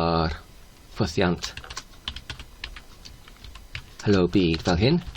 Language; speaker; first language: Welsh; non-native, fluent; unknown